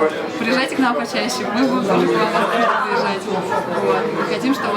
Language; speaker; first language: Russian; native; Russian